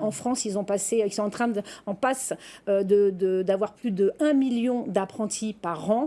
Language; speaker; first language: French; native; French